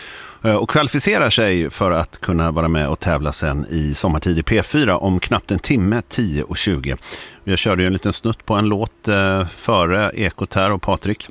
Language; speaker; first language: Swedish; native; Swedish